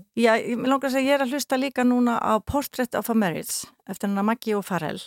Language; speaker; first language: Icelandic; native; Icelandic